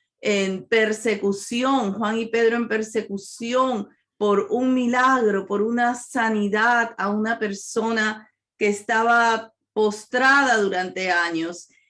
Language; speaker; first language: Spanish; native; Spanish